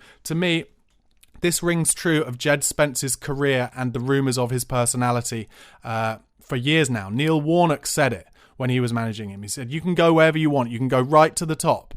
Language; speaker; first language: English; native; English